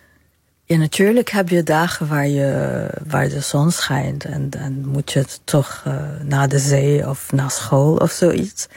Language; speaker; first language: Dutch; non-native, fluent; Arabic